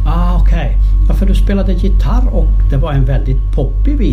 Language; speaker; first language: Swedish; native; Swedish